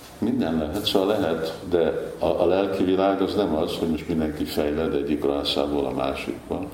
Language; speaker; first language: Hungarian; early bilingual, heritage; Hungarian